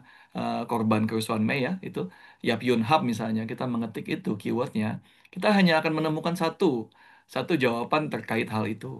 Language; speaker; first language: Indonesian; native; Indonesian